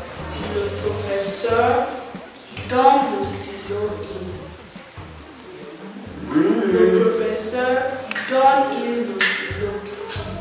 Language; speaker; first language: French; non-native, learner; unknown